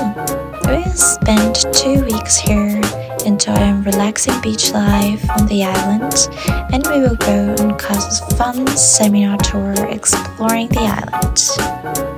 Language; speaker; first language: English; non-native, fluent; German